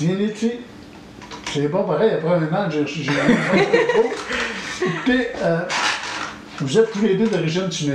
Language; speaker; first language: French; native; French